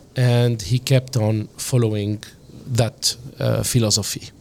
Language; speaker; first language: English; non-native, fluent; French